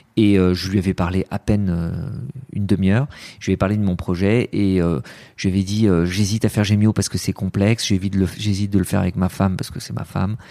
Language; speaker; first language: French; early bilingual, other home language; Arabic